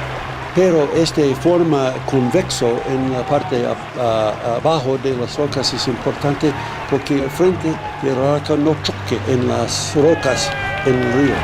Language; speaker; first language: Spanish; non-native, fluent; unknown